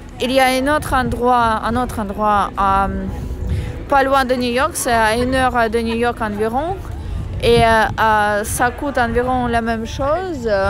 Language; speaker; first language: French; non-native, fluent; Russian